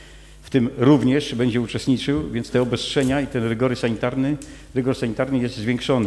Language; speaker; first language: Polish; native; Polish